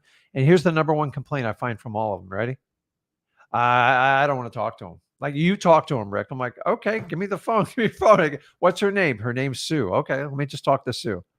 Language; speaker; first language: English; native; English